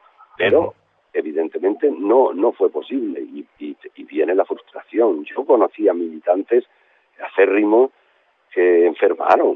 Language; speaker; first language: Spanish; native; Spanish